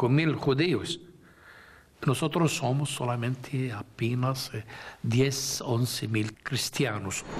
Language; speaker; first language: Spanish; non-native, fluent; Arabic